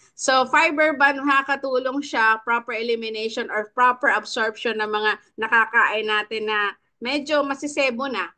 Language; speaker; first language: Filipino; native; Filipino